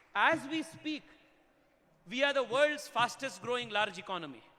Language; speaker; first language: English; non-native, local second language; Kannada